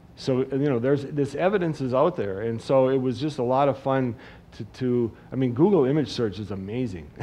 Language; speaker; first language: English; native; English